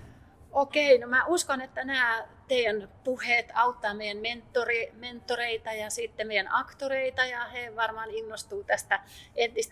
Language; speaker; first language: Finnish; native; Finnish